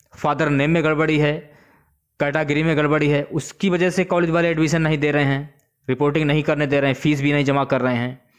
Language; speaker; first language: Hindi; native; Hindi